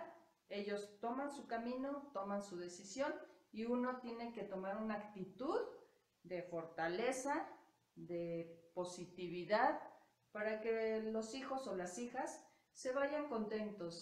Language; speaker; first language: Spanish; native; Spanish